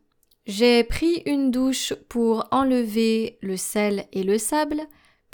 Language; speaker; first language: French; non-native, fluent; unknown